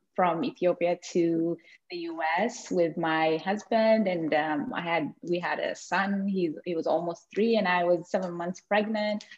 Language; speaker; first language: English; non-native, fluent; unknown